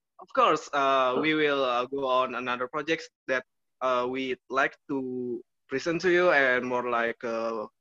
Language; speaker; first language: English; non-native, learner; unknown